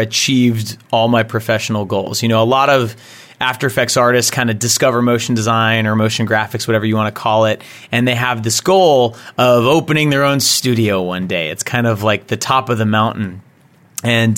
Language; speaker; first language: English; native; English